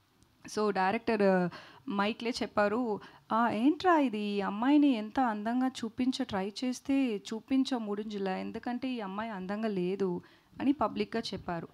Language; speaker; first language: Telugu; non-native, learner; Tamil